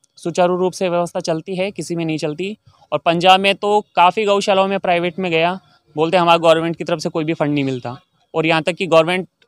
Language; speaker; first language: Hindi; native; Hindi